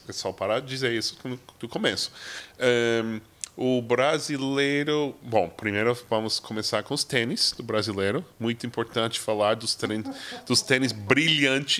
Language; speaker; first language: Portuguese; non-native, fluent; English